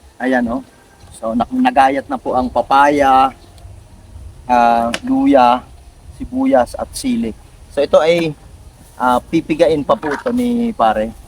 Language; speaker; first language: Filipino; native; Filipino